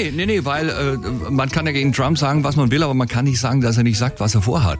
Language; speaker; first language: German; native; German